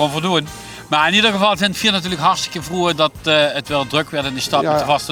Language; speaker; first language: Dutch; native; Dutch